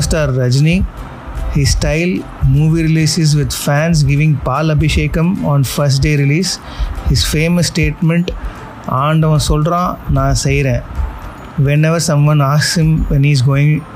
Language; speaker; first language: English; non-native, local second language; Tamil